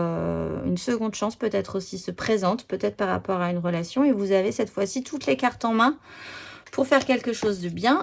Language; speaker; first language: French; native; French